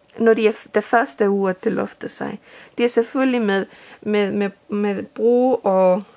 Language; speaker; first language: Danish; non-native, fluent; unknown